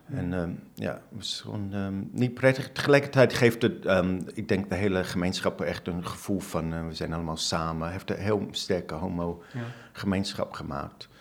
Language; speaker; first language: Dutch; non-native, fluent; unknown